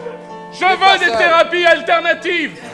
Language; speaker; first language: French; native; French